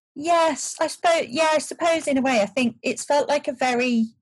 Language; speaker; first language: English; native; English